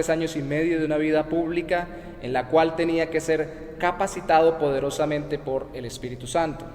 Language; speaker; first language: Spanish; native; Spanish